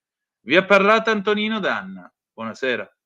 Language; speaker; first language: Italian; native; Italian